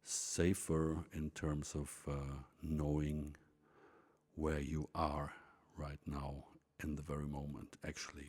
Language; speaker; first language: English; non-native, fluent; German